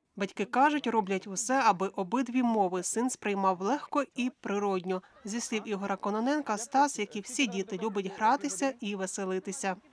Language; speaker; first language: Ukrainian; native; Ukrainian